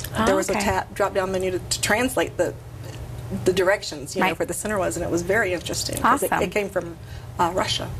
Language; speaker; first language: English; native; English